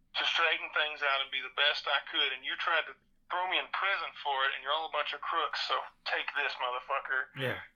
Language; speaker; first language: English; native; English